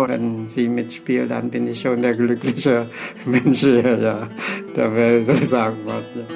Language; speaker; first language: German; non-native, fluent; Khmer